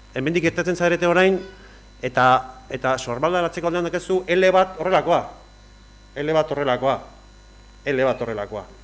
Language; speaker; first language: Basque; native; Basque